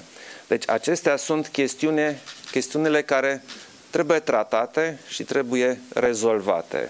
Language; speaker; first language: Romanian; non-native, local second language; German